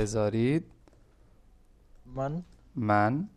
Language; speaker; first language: Persian; non-native, fluent; Urdu